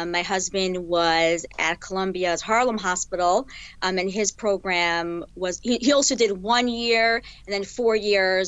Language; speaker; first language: English; native; English